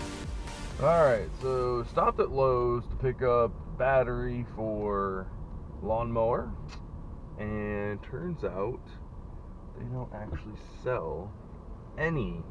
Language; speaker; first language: English; native; English